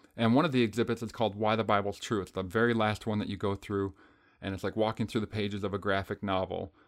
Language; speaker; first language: English; native; English